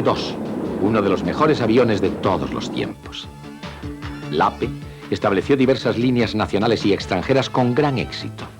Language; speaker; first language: Spanish; native; Spanish